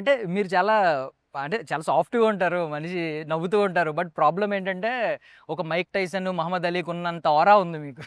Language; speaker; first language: Telugu; native; Telugu